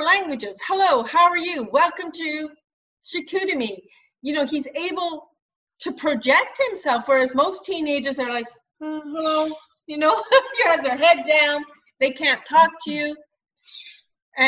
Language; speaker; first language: English; native; English